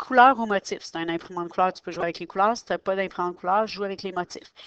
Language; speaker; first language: French; native; French